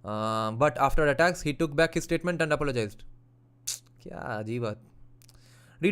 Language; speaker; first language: English; non-native, local second language; Bangla